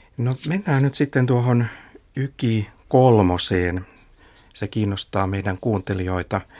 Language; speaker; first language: Finnish; native; Finnish